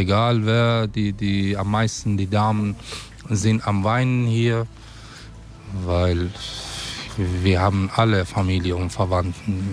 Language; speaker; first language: German; non-native, learner; Persian